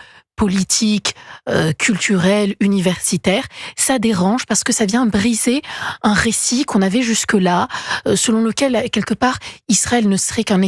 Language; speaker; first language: French; native; French